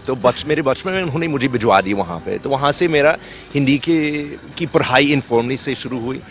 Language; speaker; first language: Hindi; non-native, fluent; English